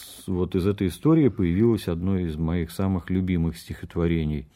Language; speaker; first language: Russian; native; Russian